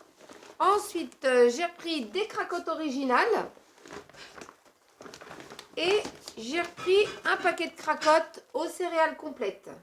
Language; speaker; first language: French; native; French